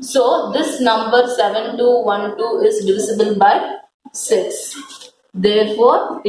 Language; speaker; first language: English; non-native, local second language; Tamil